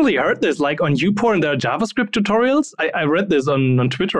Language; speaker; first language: English; non-native, fluent; German